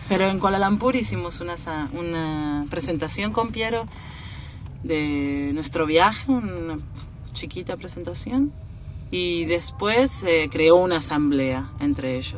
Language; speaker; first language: Spanish; native; Spanish